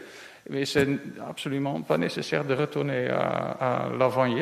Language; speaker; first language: French; non-native, fluent; Dutch